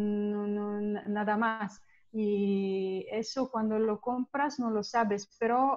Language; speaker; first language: Spanish; non-native, learner; Italian